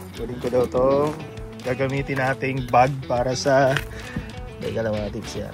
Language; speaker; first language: Filipino; native; Filipino